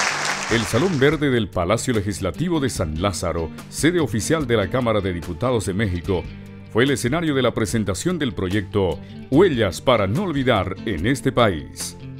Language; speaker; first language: Spanish; native; Spanish